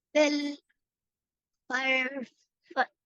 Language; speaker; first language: Arabic; non-native, learner; Urdu